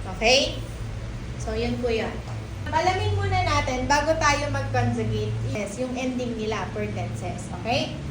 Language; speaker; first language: Filipino; native; Filipino